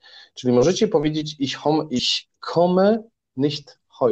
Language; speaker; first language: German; non-native, fluent; Polish